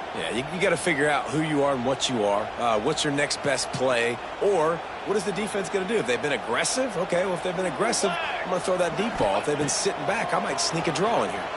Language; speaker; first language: English; native; English